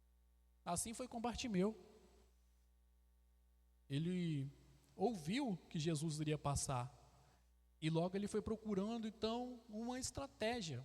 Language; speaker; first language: Portuguese; native; Portuguese